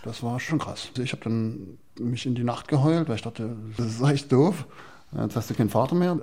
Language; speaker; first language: German; native; German